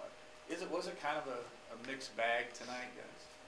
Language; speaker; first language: English; native; English